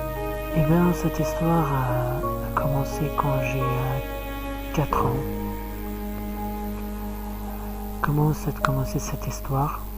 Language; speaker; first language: French; non-native, learner; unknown